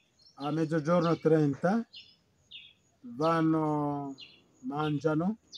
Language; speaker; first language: Italian; non-native, fluent; Kinyarwanda